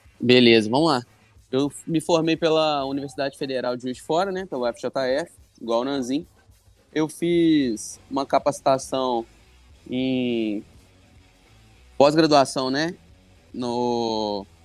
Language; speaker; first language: Portuguese; native; Portuguese